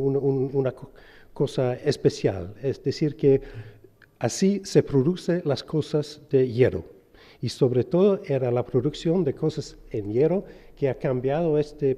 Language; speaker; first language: Spanish; non-native, fluent; English